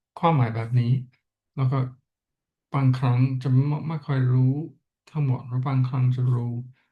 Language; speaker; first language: Thai; non-native, learner; English